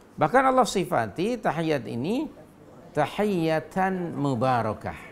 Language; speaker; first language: Malay; non-native, local second language; Sundanese